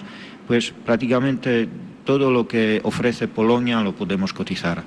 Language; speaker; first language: Spanish; non-native, fluent; Polish